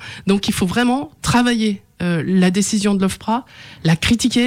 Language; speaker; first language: French; native; French